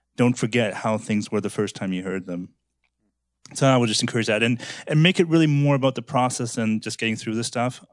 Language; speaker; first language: English; early bilingual, other home language; German